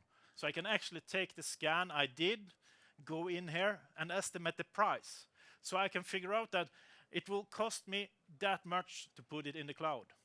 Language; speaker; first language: English; non-native, fluent; Norwegian